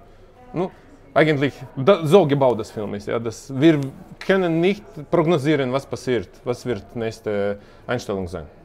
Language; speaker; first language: German; non-native, learner; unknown